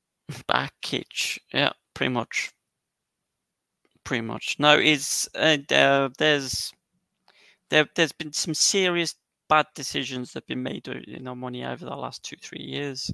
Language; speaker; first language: English; native; English